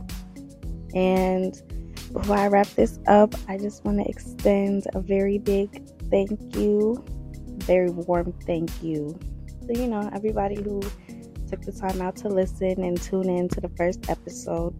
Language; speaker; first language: English; native; English